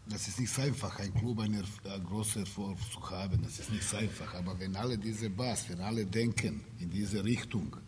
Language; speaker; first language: German; non-native, learner; Serbian